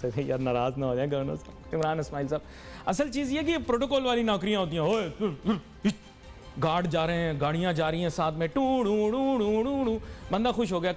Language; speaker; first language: Urdu; non-native, local second language; Punjabi